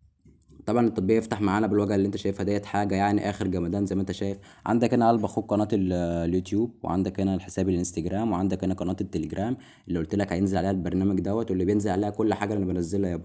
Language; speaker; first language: Arabic; native; Arabic